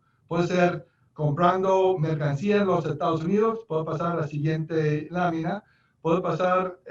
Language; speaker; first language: Spanish; non-native, fluent; English